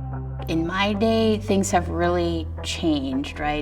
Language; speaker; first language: English; native; English